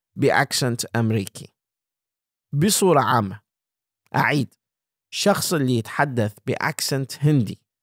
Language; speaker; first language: Arabic; native; Arabic